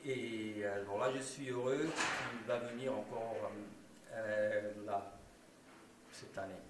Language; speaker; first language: French; non-native, local second language; German